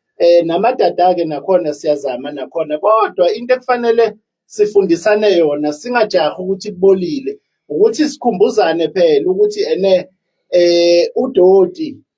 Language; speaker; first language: Zulu; native; Zulu